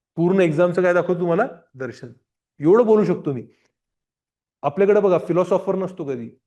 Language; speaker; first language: Marathi; non-native, local second language; Gujarati